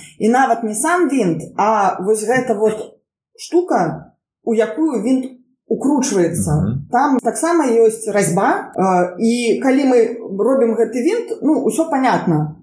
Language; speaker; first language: Belarusian; non-native, local second language; Russian